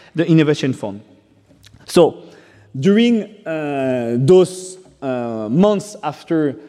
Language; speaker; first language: English; non-native, fluent; French